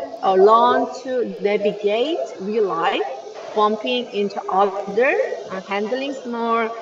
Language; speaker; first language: English; non-native, learner; Korean